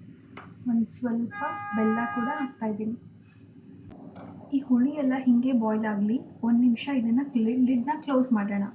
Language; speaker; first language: Kannada; native; Kannada